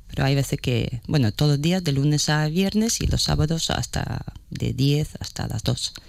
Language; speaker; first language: Spanish; non-native, fluent; Ukrainian